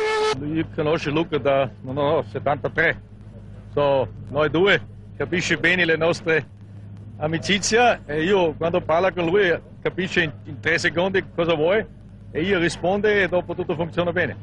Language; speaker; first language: Italian; non-native, learner; German